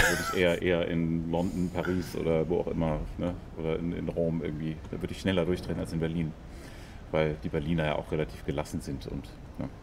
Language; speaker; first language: German; native; German